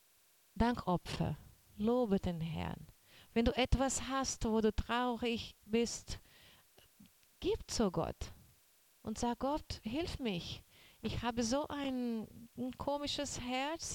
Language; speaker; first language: German; non-native, learner; Portuguese